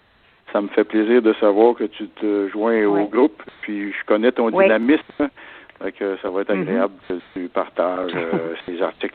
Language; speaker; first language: French; native; French